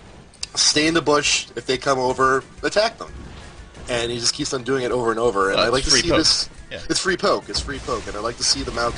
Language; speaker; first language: English; native; English